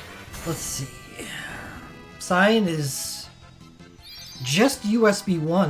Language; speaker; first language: English; native; English